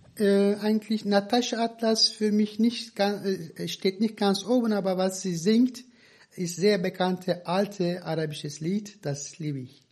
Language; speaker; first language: German; non-native, fluent; Turkish